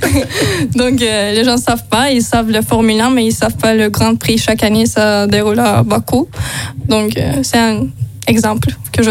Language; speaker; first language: French; non-native, learner; Azerbaijani